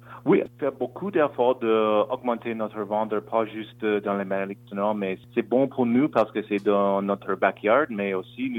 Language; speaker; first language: French; non-native, local second language; English